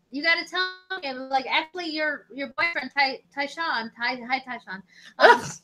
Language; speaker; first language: English; native; English